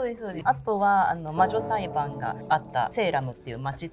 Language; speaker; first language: Japanese; native; Japanese